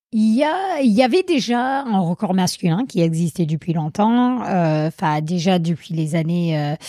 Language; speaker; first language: French; non-native, fluent; English